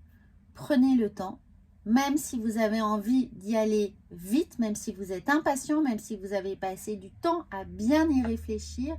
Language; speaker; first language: French; native; French